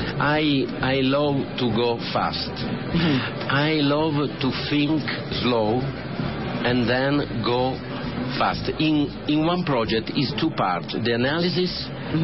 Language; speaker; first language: English; non-native, learner; Italian